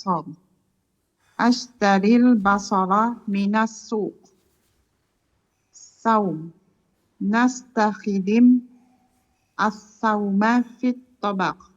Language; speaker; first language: Arabic; non-native, learner; Indonesian